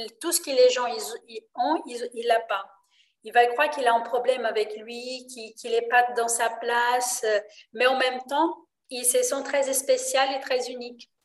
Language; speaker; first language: French; non-native, fluent; Portuguese